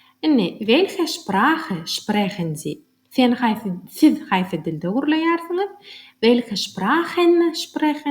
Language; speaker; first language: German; non-native, fluent; Turkmen